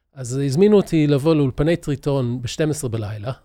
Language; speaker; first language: Hebrew; early bilingual, other home language; English